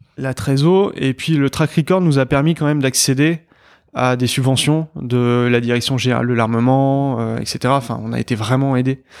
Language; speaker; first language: French; native; French